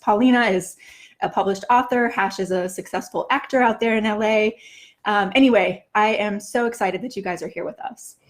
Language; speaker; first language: English; native; English